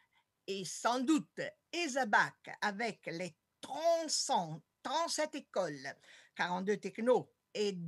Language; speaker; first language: French; non-native, fluent; Italian